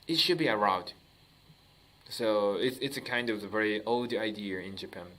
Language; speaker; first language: English; non-native, learner; Japanese